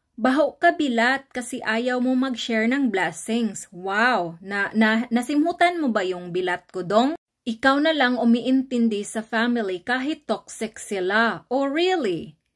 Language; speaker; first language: Filipino; non-native, local second language; Cebuano